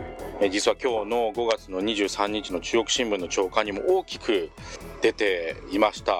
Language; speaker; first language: Japanese; native; Japanese